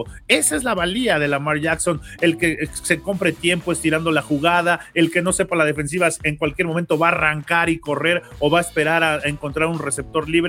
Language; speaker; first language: Spanish; native; Spanish